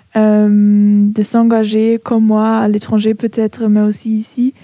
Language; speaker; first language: French; non-native, fluent; German